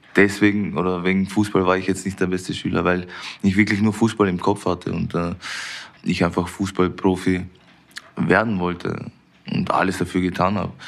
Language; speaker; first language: German; native; German